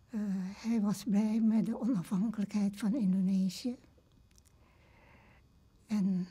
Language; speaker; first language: Dutch; early bilingual, other home language; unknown